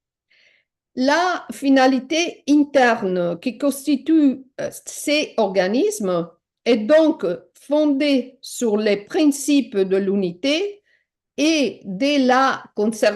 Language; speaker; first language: French; non-native, fluent; Italian